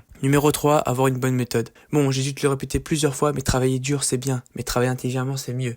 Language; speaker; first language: French; native; French